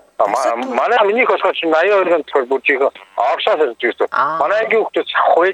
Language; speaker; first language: Mongolian; native; Mongolian